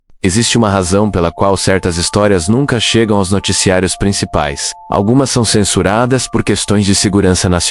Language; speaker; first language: Portuguese; native; Portuguese